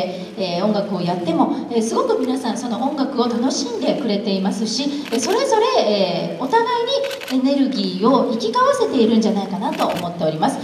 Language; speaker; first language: Japanese; native; Japanese